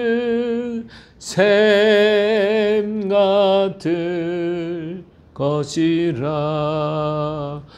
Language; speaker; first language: Korean; native; Korean